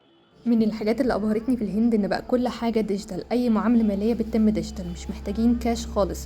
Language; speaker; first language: Arabic; native; Arabic